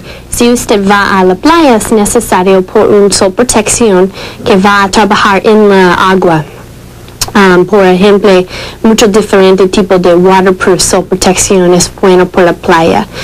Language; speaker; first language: Spanish; non-native, learner; English